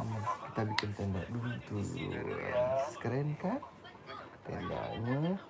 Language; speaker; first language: Indonesian; native; Indonesian